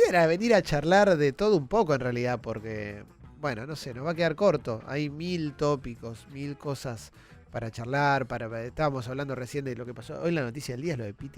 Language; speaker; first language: Spanish; native; Spanish